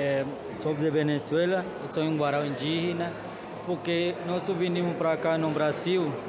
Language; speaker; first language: Portuguese; non-native, learner; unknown